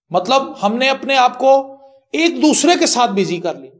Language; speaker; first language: Urdu; non-native, local second language; Punjabi